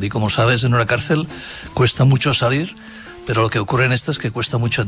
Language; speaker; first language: Spanish; native; Spanish